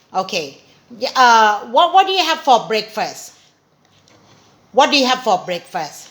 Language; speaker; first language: English; non-native, learner; Thai